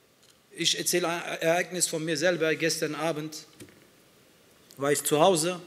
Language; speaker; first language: German; early bilingual, other home language; Turkish